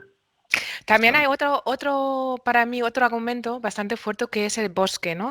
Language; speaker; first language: Spanish; non-native, fluent; German